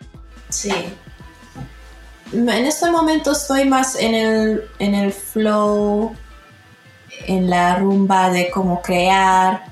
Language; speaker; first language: Spanish; early bilingual, heritage; Spanish